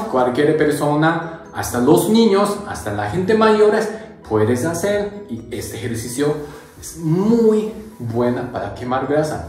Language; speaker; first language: Spanish; non-native, learner; Japanese